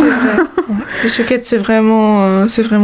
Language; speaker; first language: French; non-native, fluent; German